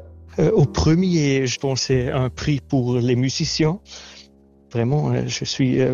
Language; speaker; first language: French; non-native, local second language; German